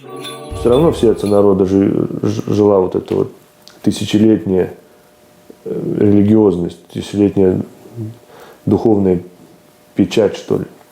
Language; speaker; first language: Russian; native; Russian